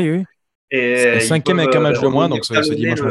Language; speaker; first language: French; native; French